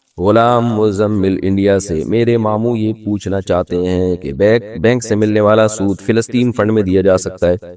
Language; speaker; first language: Urdu; native; Urdu